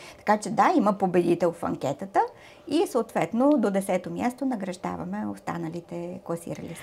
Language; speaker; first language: Bulgarian; native; Bulgarian